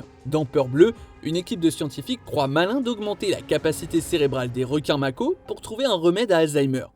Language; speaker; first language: French; native; French